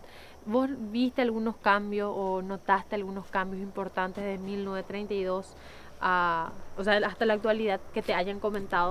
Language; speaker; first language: Spanish; native; Spanish